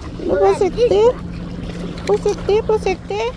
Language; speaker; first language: Norwegian; non-native, learner; Thai